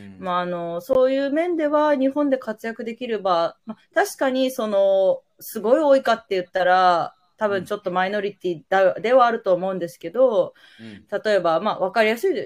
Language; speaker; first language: Japanese; native; Japanese